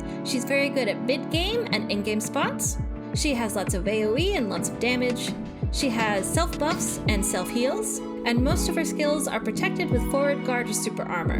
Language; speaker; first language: English; native; English